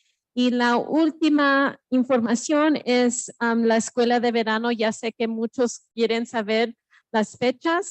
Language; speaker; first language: Spanish; early bilingual, heritage; Spanish